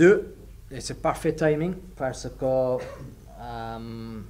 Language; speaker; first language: French; non-native, learner; English